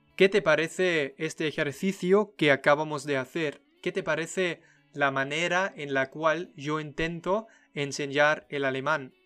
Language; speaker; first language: Spanish; non-native, fluent; German